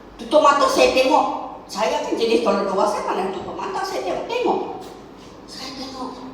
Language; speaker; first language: Malay; non-native, local second language; Chinese